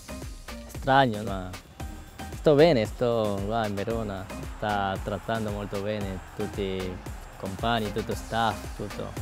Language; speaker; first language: Italian; non-native, learner; Korean